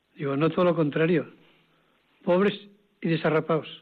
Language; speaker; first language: Spanish; native; Spanish